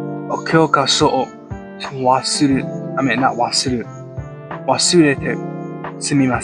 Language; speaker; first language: Japanese; non-native, learner; English